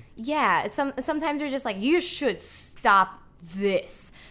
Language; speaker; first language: English; non-native, fluent; Portuguese